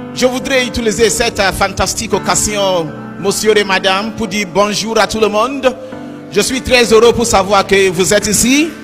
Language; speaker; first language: French; non-native, fluent; Yoruba